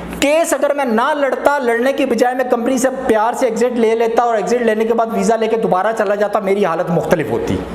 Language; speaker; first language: Urdu; non-native, local second language; Punjabi